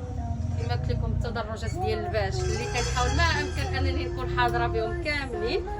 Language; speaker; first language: Arabic; native; Arabic